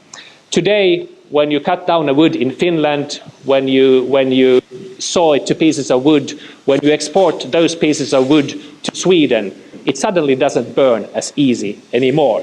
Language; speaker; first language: English; non-native, fluent; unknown